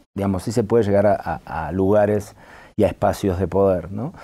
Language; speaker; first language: Spanish; native; Spanish